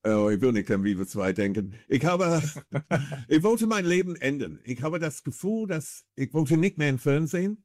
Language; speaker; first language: German; non-native, fluent; English